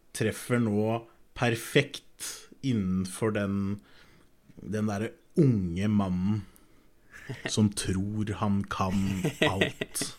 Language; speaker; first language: Norwegian; native; Norwegian